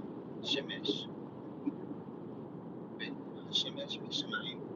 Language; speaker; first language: Hebrew; non-native, learner; English